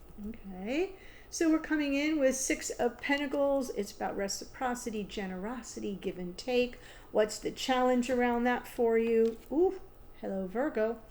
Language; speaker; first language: English; native; English